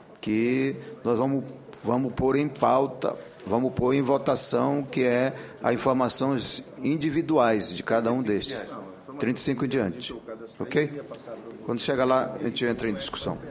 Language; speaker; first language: Portuguese; native; Portuguese